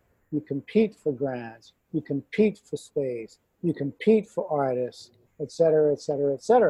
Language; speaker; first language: English; native; English